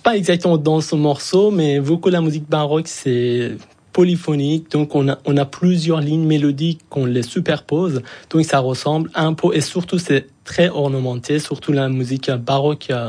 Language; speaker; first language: French; non-native, fluent; Persian